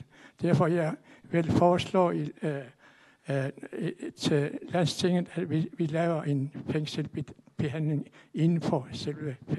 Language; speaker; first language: Danish; non-native, local second language; Kalaallisut